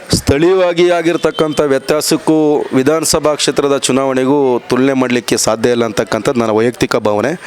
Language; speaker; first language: Kannada; native; Kannada